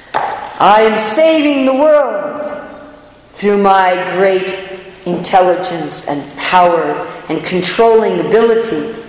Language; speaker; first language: English; native; English